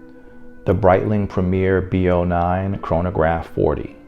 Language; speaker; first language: English; native; English